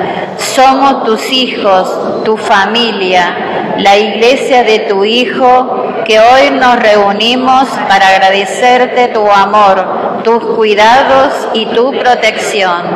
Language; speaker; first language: Spanish; native; Spanish